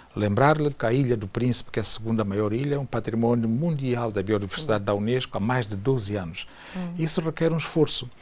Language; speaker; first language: Portuguese; native; Portuguese